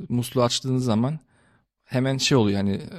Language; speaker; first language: Turkish; early bilingual, heritage; Turkish